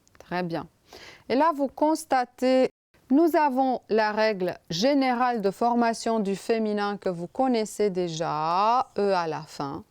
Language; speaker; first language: French; non-native, fluent; Romanian